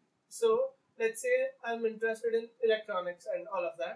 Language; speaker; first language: English; non-native, local second language; Marathi